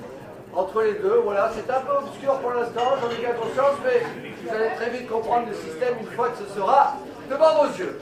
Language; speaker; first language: French; native; French